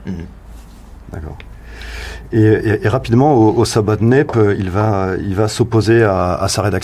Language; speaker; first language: French; native; French